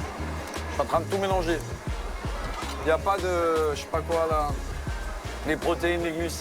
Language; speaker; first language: French; native; French